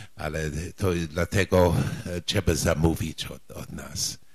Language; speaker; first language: Polish; non-native, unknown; English